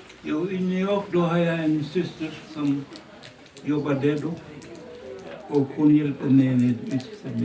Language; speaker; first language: Swedish; non-native, fluent; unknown